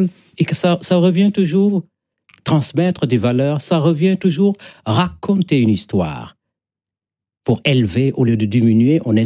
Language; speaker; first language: French; non-native, local second language; Wolof